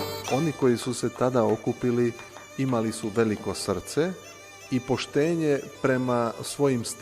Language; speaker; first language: Bosnian; native; Bosnian